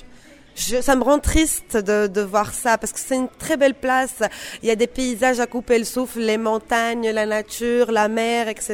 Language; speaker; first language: French; non-native, local second language; Arabic